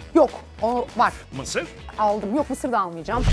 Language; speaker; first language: Turkish; native; Turkish